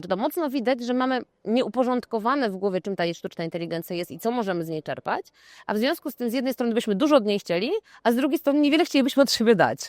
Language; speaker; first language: Polish; native; Polish